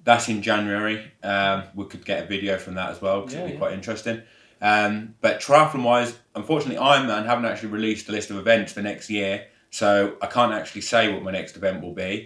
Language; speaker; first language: English; native; English